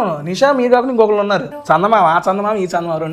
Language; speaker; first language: Telugu; native; Telugu